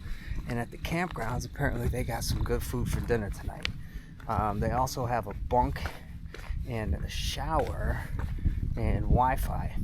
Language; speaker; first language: English; native; English